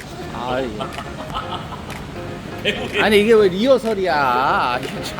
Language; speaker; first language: Korean; native; Korean